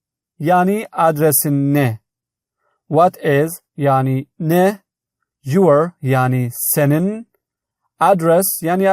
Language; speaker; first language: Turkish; non-native, fluent; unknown